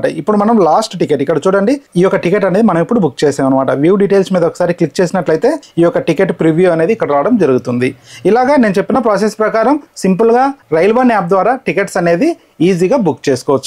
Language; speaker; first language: Telugu; native; Telugu